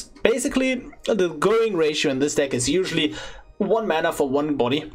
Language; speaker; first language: English; non-native, fluent; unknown